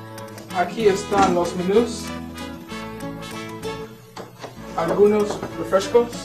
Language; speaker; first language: Spanish; non-native, learner; English